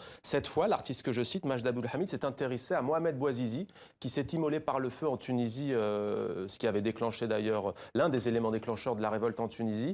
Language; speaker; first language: French; native; French